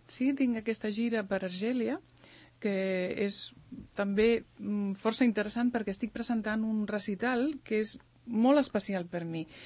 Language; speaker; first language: Catalan; early bilingual, other home language; Spanish